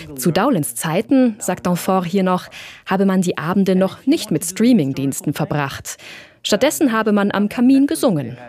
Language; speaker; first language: German; native; German